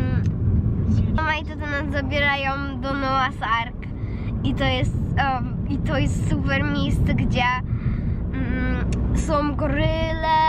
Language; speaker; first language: Polish; early bilingual, heritage; Polish